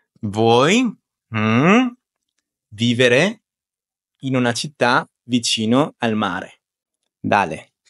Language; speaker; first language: Italian; non-native, fluent; Spanish